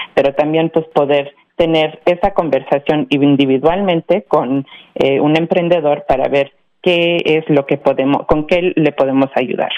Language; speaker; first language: Spanish; early bilingual, heritage; Spanish